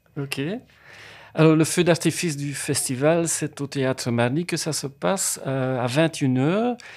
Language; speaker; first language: French; native; French